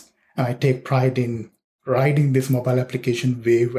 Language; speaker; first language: English; non-native, local second language; Sinhala